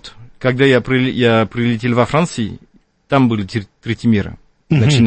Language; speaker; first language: Russian; non-native, fluent; French